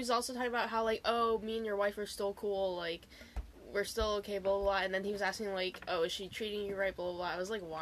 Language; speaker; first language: English; native; English